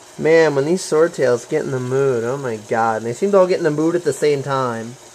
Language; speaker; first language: English; native; English